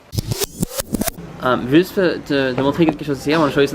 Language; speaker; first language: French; non-native, fluent; English